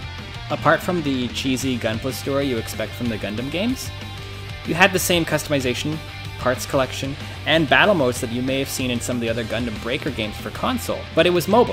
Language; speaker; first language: English; native; English